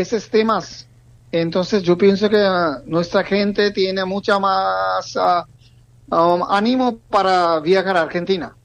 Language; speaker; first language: Spanish; non-native, learner; Bangla